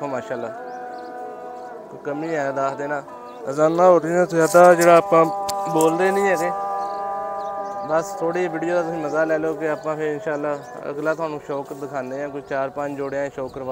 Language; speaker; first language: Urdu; non-native, local second language; Punjabi